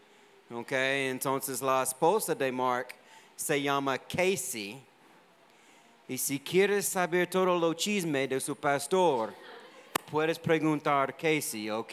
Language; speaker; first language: Spanish; non-native, fluent; English